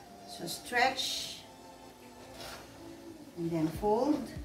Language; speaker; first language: English; non-native, local second language; Filipino